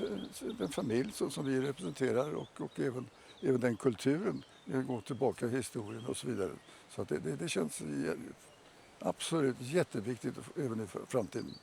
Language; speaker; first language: Swedish; native; Swedish